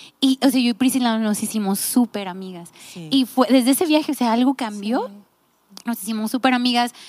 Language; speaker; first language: Spanish; native; Spanish